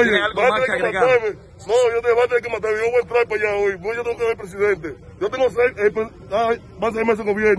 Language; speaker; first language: Spanish; native; Spanish